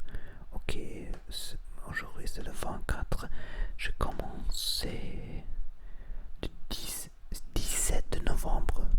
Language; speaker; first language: French; non-native, learner; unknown